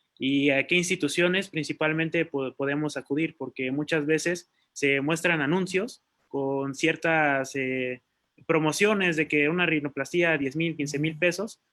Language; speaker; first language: Spanish; native; Spanish